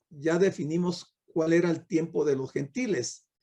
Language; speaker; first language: Spanish; native; Spanish